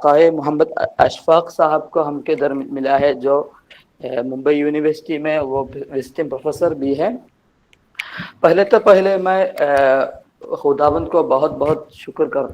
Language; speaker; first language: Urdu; non-native, learner; Persian